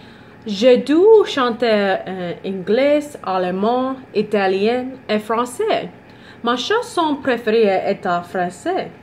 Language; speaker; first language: French; non-native, learner; English